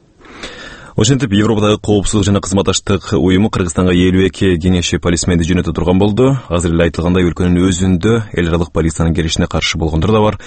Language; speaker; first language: Kyrgyz; native; Kyrgyz